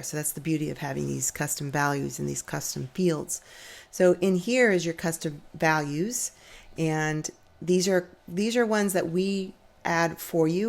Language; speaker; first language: English; native; English